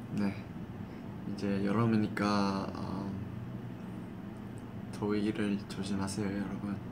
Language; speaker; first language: Korean; non-native, fluent; English